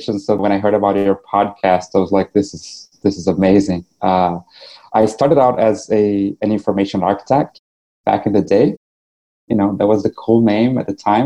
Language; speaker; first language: English; non-native, fluent; Portuguese